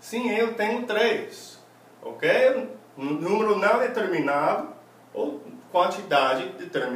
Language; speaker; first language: Portuguese; non-native, fluent; English